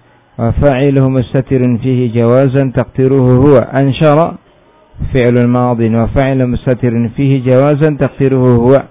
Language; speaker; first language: Arabic; non-native, fluent; Indonesian